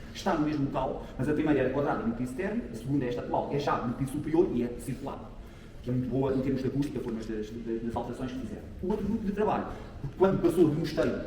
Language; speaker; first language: Portuguese; native; Portuguese